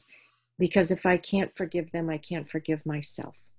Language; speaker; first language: English; native; English